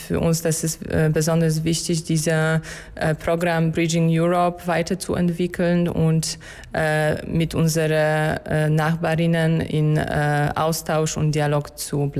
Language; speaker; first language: German; non-native, fluent; Polish